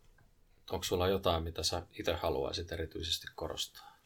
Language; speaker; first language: Finnish; native; Finnish